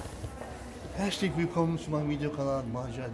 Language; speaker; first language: German; non-native, fluent; Turkish